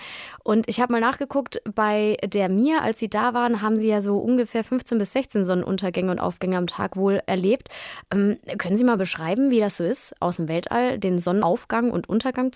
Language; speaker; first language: German; native; German